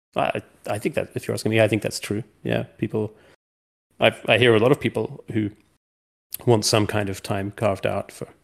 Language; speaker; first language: English; native; English